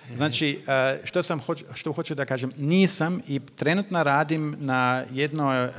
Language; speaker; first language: Bosnian; non-native, learner; German